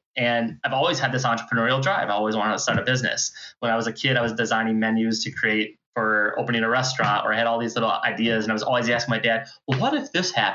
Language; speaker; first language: English; native; English